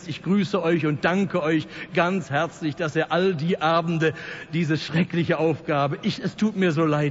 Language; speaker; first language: German; native; German